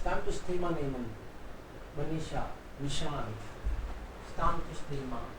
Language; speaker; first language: German; non-native, fluent; Hindi